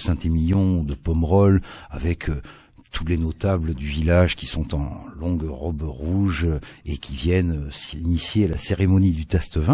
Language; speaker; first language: French; native; French